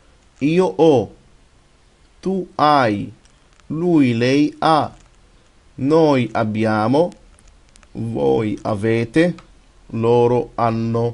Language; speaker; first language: Italian; non-native, fluent; Arabic